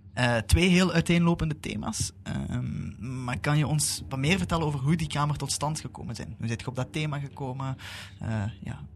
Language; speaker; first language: Dutch; native; Dutch